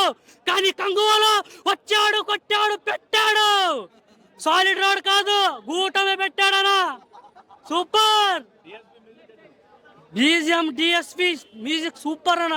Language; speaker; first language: Telugu; native; Telugu